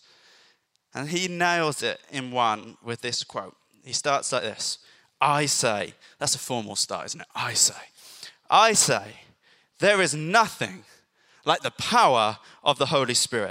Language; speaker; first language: English; native; English